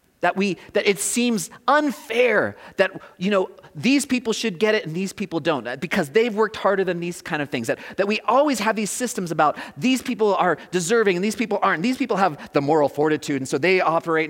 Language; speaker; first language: English; native; English